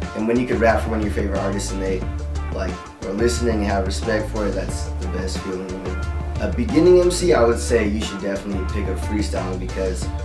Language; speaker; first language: English; native; English